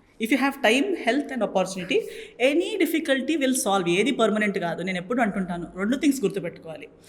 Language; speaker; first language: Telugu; non-native, fluent; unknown